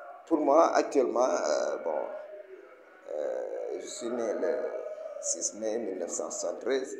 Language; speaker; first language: French; non-native, local second language; Wolof